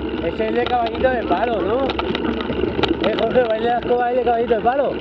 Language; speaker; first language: Spanish; native; Spanish